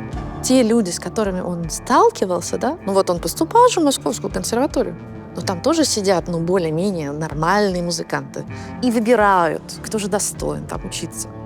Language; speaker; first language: Russian; native; Russian